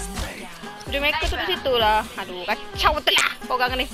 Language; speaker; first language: Malay; native; Malay